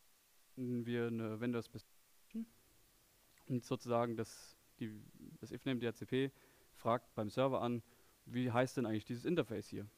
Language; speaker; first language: German; native; German